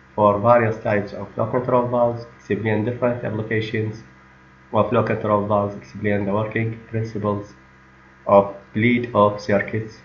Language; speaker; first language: English; non-native, fluent; Arabic